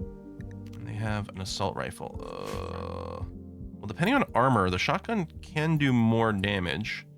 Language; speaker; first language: English; native; English